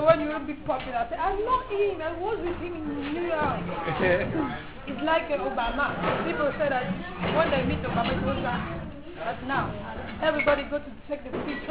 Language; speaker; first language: English; non-native, learner; French